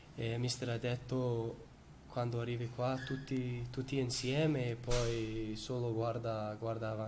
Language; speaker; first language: Italian; non-native, learner; English